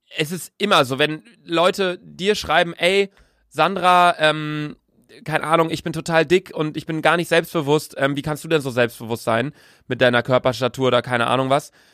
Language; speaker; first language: German; native; German